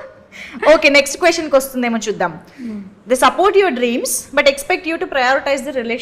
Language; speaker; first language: Telugu; native; Telugu